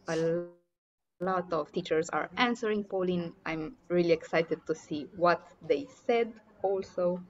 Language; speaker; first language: English; non-native, fluent; Romanian